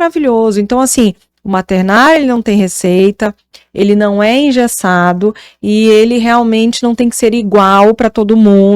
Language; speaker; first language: Portuguese; native; Portuguese